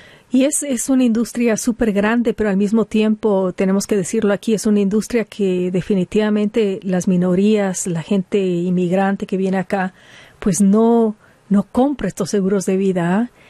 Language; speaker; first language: Spanish; native; Spanish